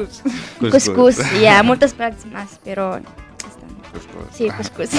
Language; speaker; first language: Catalan; early bilingual, other home language; Arabic